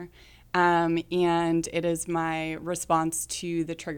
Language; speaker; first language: English; native; English